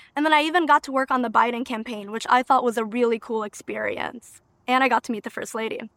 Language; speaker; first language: English; early bilingual, other home language; Albanian